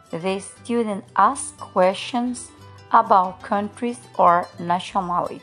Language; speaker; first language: English; non-native, fluent; Spanish